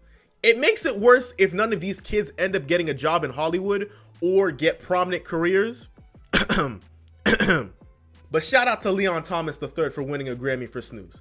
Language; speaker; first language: English; native; English